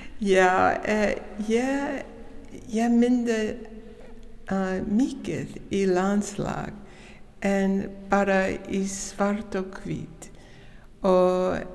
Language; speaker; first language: Icelandic; non-native, learner; English